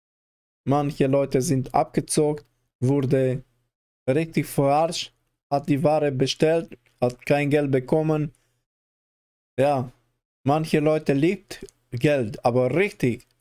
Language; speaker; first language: German; non-native, learner; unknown